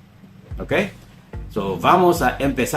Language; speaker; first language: Spanish; non-native, learner; Filipino